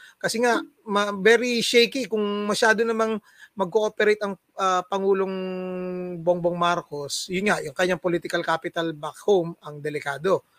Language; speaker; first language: Filipino; non-native, local second language; Cebuano